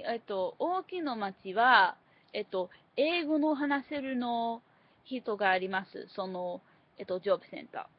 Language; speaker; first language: Japanese; non-native, learner; English